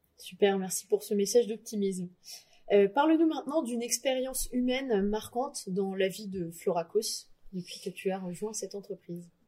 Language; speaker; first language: French; native; French